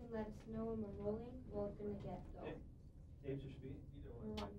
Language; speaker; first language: English; native; English